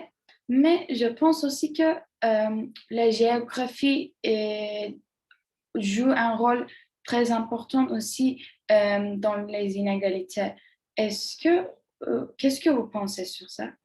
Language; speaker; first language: French; non-native, learner; Turkish